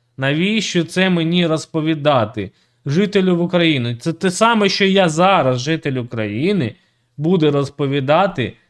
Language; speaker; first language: Ukrainian; native; Ukrainian